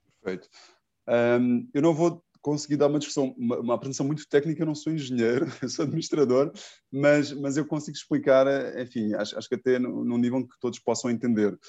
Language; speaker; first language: Portuguese; native; Portuguese